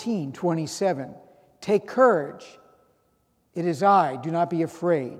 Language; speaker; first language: English; native; English